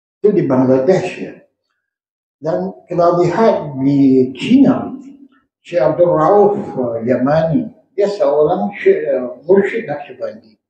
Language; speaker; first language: Malay; native; Malay